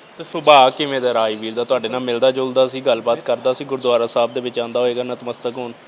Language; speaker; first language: Punjabi; native; Punjabi